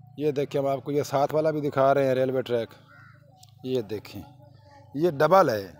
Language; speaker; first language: Urdu; non-native, local second language; Punjabi